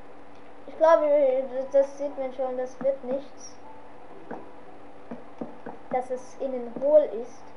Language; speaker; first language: German; native; German